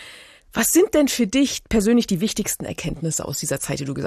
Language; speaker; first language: German; native; German